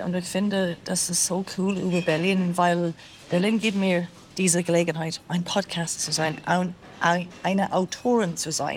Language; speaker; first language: German; non-native, learner; English